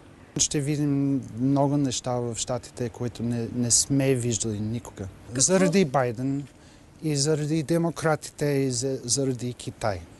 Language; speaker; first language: Bulgarian; non-native, fluent; English